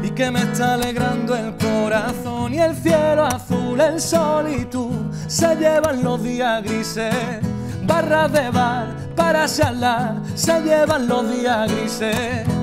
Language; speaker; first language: Spanish; native; Spanish